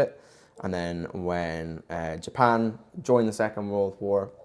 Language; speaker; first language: English; native; English